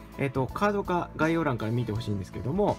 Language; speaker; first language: Japanese; native; Japanese